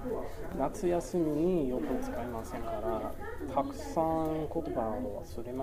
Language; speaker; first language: Japanese; non-native, learner; English